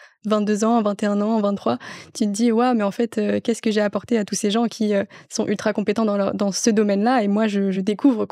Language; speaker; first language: French; native; French